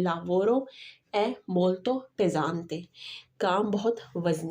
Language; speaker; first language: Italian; non-native, fluent; Urdu